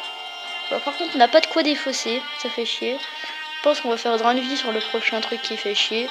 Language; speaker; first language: French; native; French